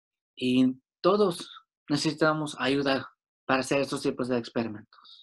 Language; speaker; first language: Spanish; early bilingual, heritage; Spanish